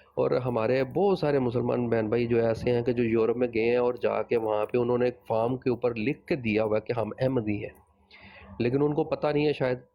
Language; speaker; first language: Urdu; non-native, local second language; Punjabi